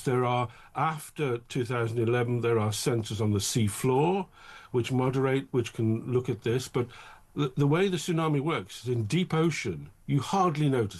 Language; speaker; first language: English; native; English